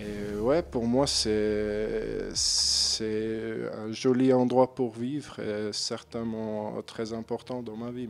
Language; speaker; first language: French; non-native, learner; German